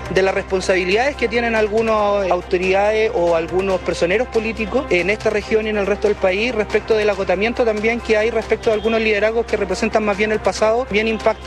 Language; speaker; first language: Spanish; native; Spanish